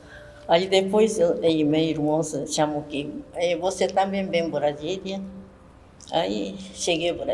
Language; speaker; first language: Portuguese; early bilingual, other home language; Japanese